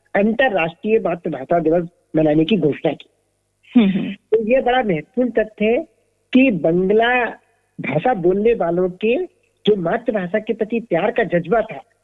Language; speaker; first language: Hindi; native; Hindi